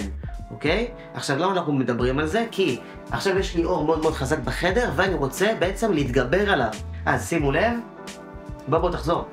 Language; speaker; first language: Hebrew; native; Hebrew